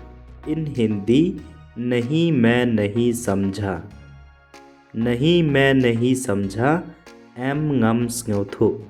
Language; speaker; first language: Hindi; non-native, local second language; Khasi